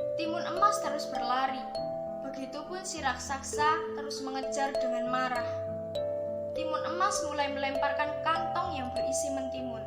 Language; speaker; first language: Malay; non-native, local second language; Javanese